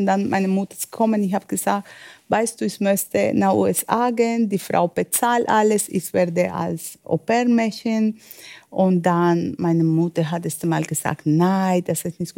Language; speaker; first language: German; non-native, learner; Spanish